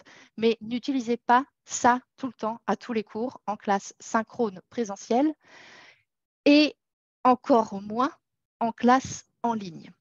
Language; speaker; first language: French; native; French